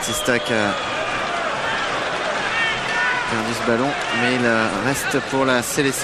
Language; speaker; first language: French; native; French